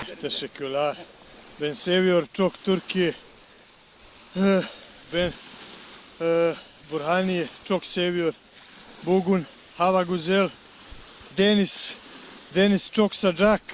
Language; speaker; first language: Turkish; non-native, learner; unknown